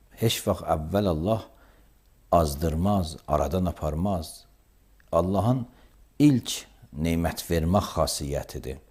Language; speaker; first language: Azerbaijani; native; Azerbaijani